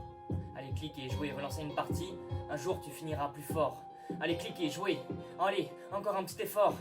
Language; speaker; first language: French; native; French